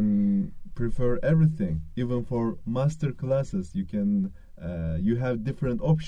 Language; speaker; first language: English; non-native, learner; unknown